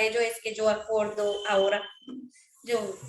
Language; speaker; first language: Spanish; non-native, fluent; Marwari